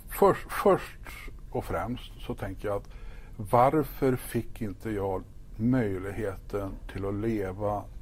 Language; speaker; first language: Swedish; native; Swedish